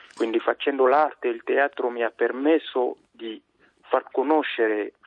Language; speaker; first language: Italian; non-native, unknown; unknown